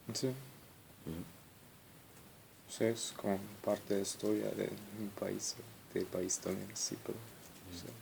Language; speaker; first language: Spanish; non-native, learner; German